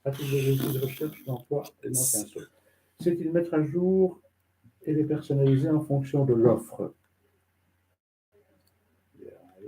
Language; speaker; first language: French; native; French